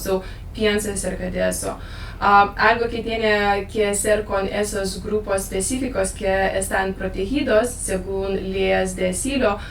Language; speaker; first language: Spanish; non-native, learner; Lithuanian